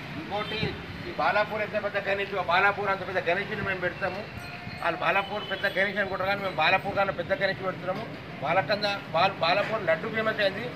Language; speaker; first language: Telugu; native; Telugu